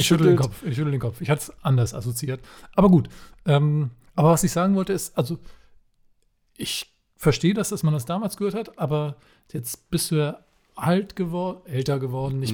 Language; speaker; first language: German; native; German